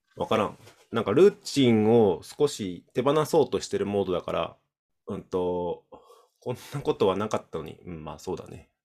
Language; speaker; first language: Japanese; native; Japanese